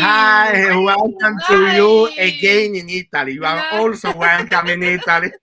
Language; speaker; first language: English; non-native, fluent; Italian